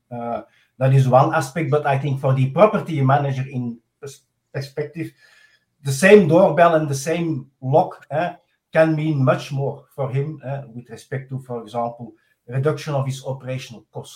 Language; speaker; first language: English; non-native, fluent; Dutch